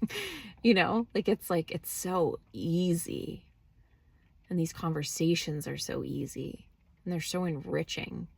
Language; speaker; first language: English; native; English